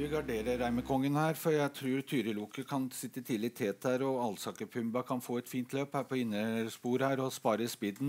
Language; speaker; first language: Norwegian; native; Norwegian